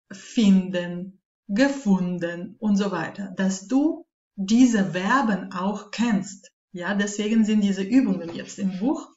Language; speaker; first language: German; non-native, fluent; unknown